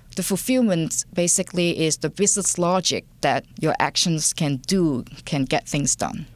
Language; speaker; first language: English; non-native, local second language; Cantonese